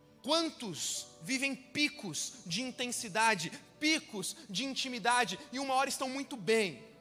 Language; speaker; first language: Portuguese; native; Portuguese